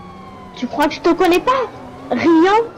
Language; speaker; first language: French; native; French